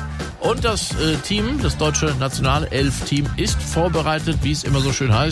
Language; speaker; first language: German; native; German